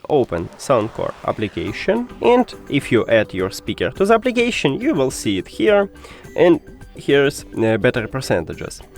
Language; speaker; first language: English; non-native, fluent; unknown